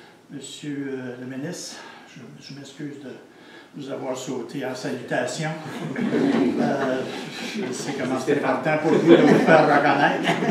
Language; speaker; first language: French; native; French